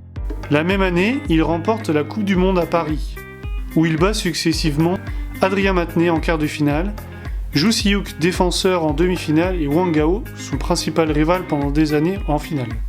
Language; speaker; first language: French; native; French